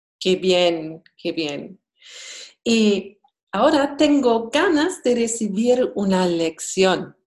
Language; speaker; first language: Spanish; non-native, fluent; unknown